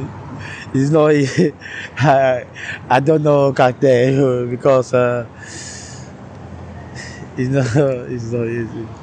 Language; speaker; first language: English; non-native, learner; French